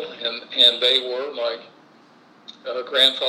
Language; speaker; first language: English; native; English